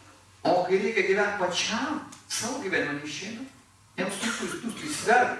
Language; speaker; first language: Lithuanian; native; Lithuanian